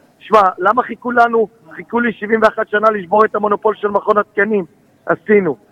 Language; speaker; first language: Hebrew; native; Hebrew